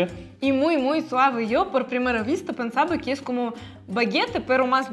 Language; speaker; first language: Spanish; non-native, fluent; Russian